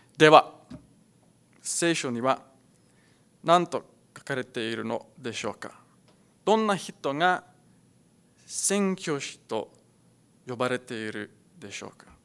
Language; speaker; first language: Japanese; non-native, learner; Afrikaans